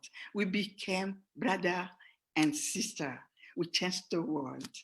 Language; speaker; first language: English; non-native, fluent; Rundi